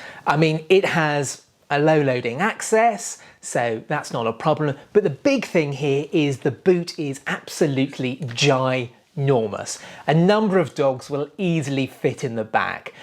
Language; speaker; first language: English; native; English